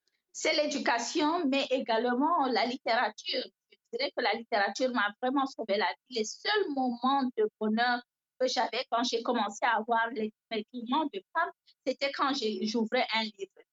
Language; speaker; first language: French; non-native, local second language; Fula